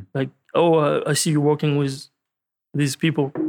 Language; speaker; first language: English; non-native, learner; French